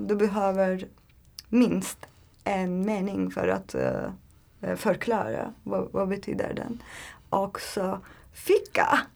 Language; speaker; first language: Swedish; non-native, learner; Turkish